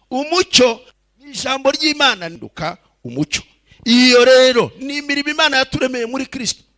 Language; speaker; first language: Kinyarwanda; early bilingual, heritage; Kinyarwanda